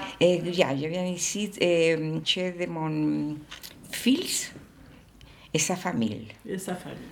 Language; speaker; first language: French; non-native, learner; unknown